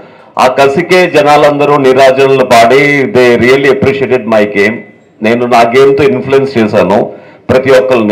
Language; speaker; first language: Telugu; native; Telugu